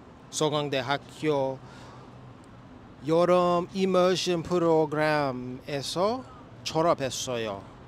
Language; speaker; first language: Korean; non-native, learner; English